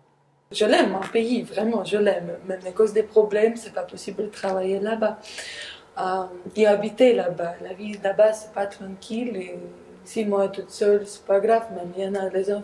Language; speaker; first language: French; non-native, learner; Ukrainian